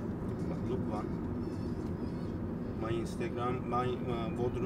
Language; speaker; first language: English; non-native, learner; Turkish